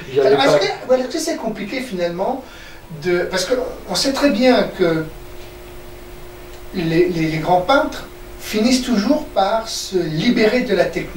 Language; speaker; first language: French; native; French